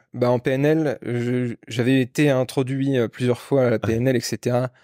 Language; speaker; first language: French; native; French